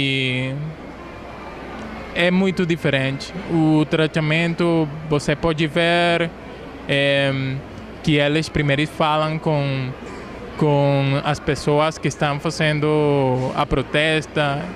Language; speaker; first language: Portuguese; non-native, fluent; Spanish